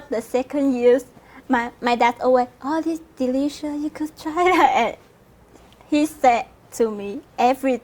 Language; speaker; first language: English; non-native, learner; Vietnamese